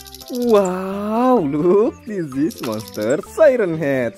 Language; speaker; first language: English; non-native, learner; Indonesian